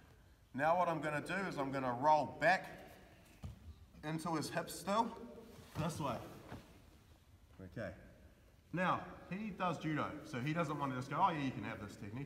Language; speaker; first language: English; native; English